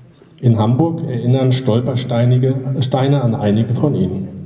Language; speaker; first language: German; native; German